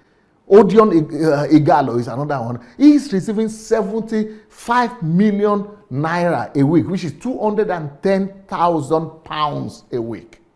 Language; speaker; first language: English; non-native, local second language; Yoruba